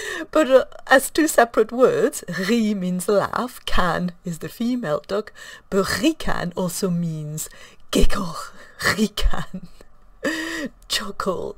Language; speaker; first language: English; non-native, fluent; French